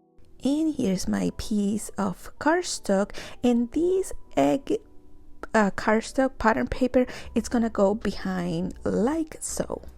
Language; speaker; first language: English; non-native, fluent; Spanish